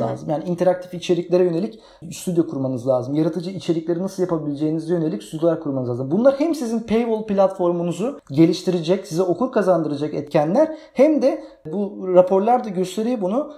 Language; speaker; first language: Turkish; native; Turkish